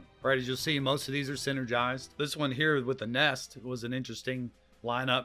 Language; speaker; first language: English; native; English